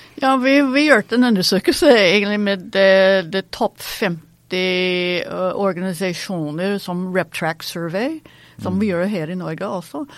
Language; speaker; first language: Norwegian; non-native, fluent; English